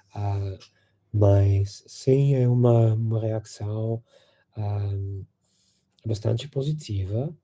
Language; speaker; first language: Portuguese; non-native, fluent; English